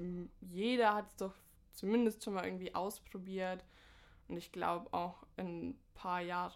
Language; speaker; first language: German; native; German